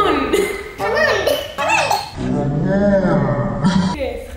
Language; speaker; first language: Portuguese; non-native, learner; Spanish